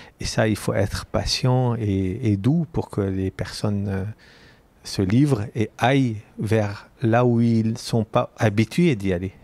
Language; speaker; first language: French; non-native, local second language; Arabic